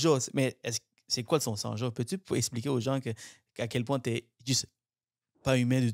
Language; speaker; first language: French; native; French